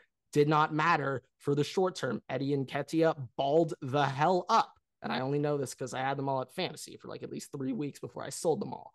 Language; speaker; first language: English; native; English